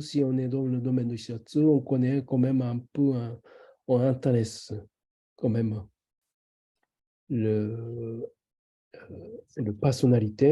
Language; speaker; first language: French; non-native, fluent; Japanese